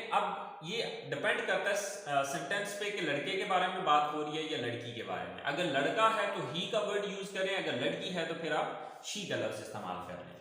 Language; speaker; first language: Urdu; native; Urdu